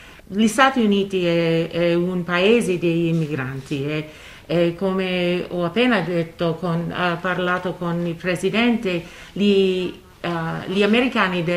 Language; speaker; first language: Italian; non-native, fluent; English